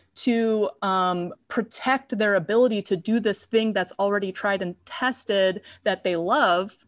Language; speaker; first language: English; native; English